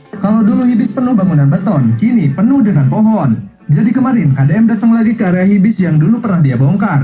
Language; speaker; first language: Indonesian; native; Indonesian